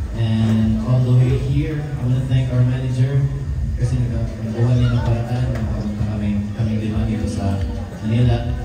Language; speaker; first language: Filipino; non-native, local second language; Cebuano